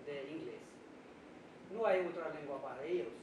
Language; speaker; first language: Spanish; non-native, fluent; Hindi